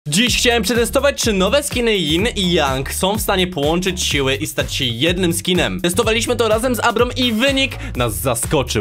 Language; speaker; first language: Polish; native; Polish